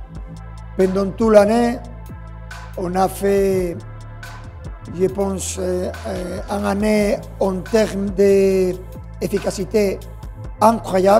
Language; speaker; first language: French; non-native, fluent; Spanish